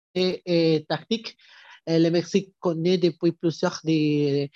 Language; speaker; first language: French; non-native, learner; Spanish